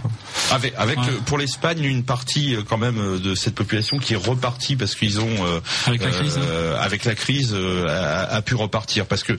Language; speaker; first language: French; native; French